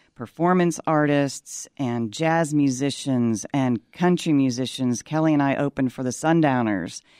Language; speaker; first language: English; native; English